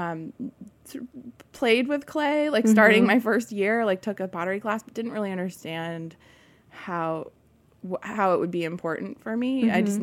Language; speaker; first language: English; native; English